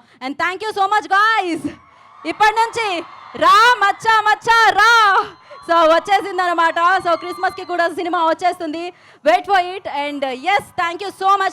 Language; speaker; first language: Telugu; native; Telugu